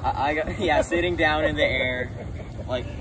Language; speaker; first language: English; native; English